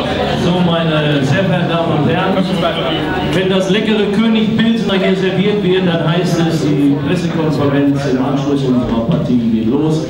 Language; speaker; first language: German; native; German